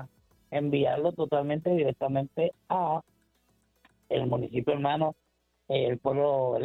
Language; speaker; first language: Spanish; native; Spanish